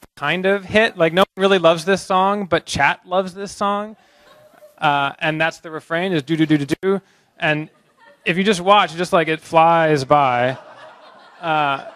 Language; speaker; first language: English; native; English